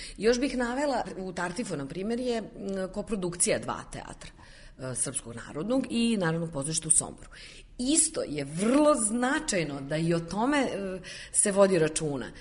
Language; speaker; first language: Serbian; native; Serbian